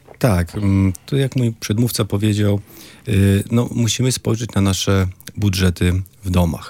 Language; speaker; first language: Polish; native; Polish